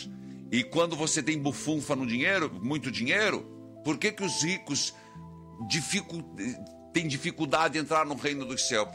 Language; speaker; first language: Portuguese; native; Portuguese